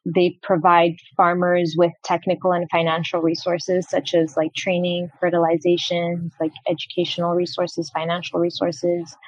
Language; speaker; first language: English; non-native, fluent; Arabic